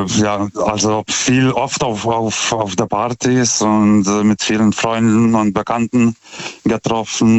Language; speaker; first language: German; non-native, fluent; Lithuanian